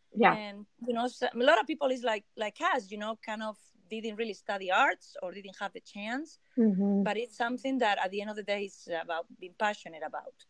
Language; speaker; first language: English; non-native, fluent; Spanish